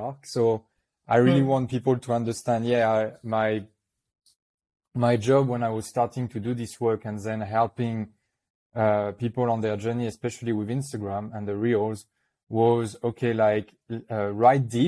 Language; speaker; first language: English; non-native, fluent; French